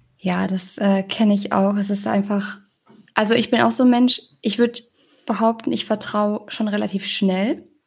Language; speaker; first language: German; native; German